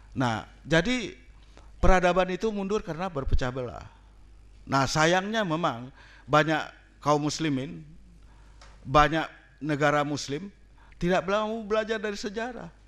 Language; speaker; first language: Indonesian; non-native, local second language; Minangkabau